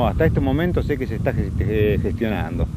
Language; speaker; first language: Spanish; native; Spanish